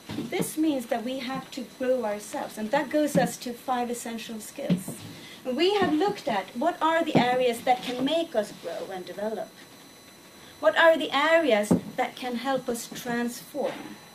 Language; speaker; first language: English; non-native, fluent; Swedish